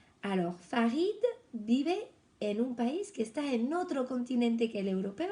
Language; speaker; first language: Spanish; non-native, fluent; French